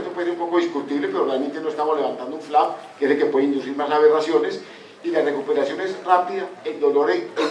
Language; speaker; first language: Spanish; native; Spanish